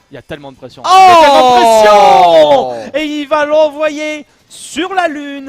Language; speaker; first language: French; native; French